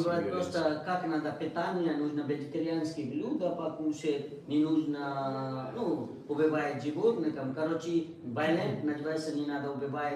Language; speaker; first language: Russian; non-native, learner; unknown